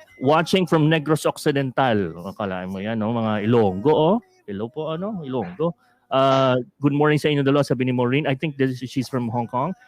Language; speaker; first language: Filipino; non-native, local second language; Hiligaynon